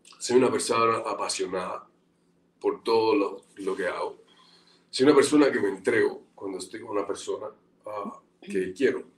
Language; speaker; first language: Spanish; native; Spanish